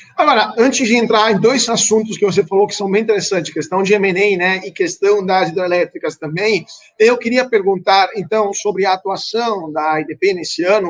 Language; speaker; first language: Portuguese; non-native, fluent; Italian